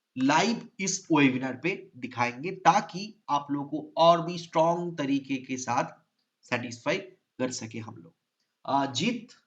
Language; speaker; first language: Hindi; non-native, local second language; Bangla